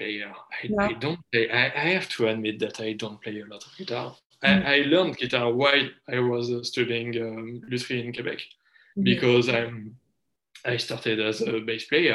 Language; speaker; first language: English; non-native, fluent; French